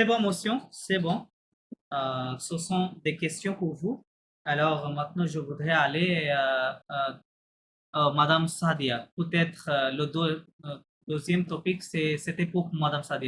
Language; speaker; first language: French; non-native, fluent; Bangla